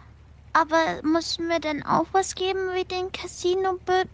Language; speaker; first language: German; native; German